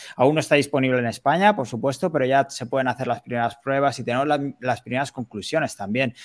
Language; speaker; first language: Spanish; native; Spanish